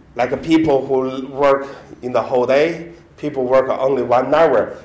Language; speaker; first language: English; non-native, learner; Chinese